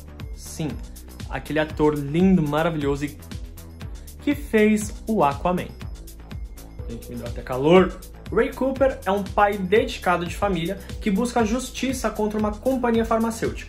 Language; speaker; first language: Portuguese; native; Portuguese